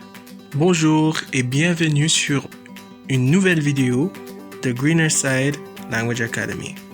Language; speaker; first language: French; non-native, fluent; English